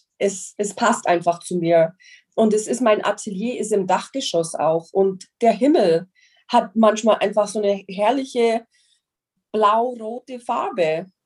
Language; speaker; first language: German; non-native, fluent; English